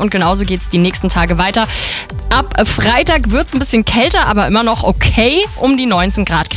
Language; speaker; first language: German; native; German